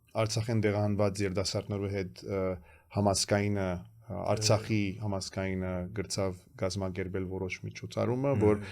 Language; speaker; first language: Armenian; early bilingual, heritage; Armenian